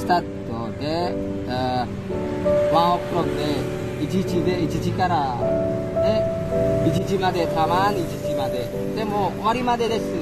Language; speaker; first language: Japanese; non-native, learner; Indonesian